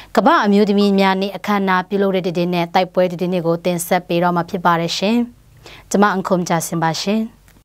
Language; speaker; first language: Burmese; non-native, local second language; Kachin